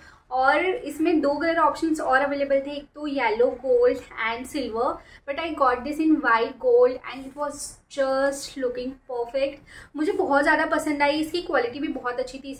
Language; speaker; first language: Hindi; native; Hindi